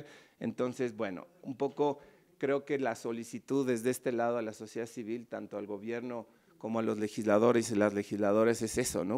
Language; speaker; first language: Spanish; native; Spanish